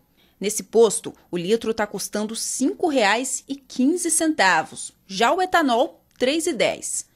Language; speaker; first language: Portuguese; native; Portuguese